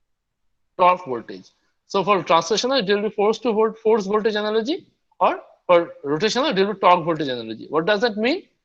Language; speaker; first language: English; non-native, local second language; Bangla